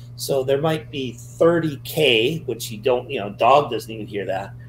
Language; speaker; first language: English; native; English